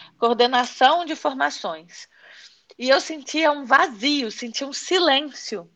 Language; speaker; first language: Portuguese; native; Portuguese